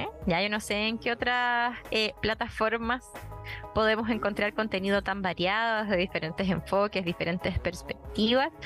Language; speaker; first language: Spanish; native; Spanish